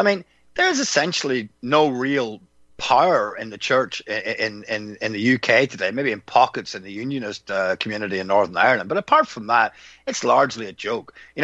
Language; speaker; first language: English; native; English